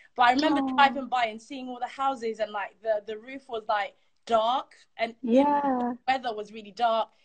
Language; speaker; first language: English; early bilingual, other home language; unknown